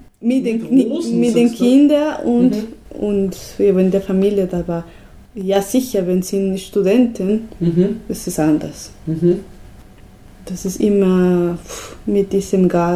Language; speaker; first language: German; non-native, learner; Spanish